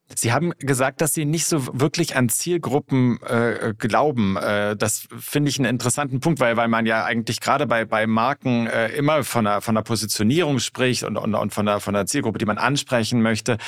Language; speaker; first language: German; native; German